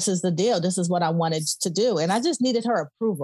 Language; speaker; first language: English; native; English